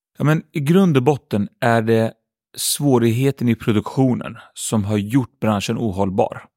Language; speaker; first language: Swedish; early bilingual, other home language; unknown